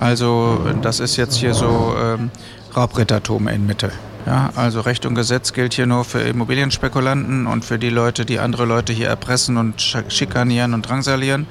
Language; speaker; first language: German; native; German